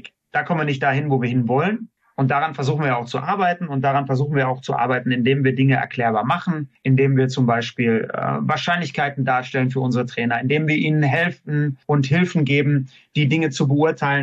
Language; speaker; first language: German; native; German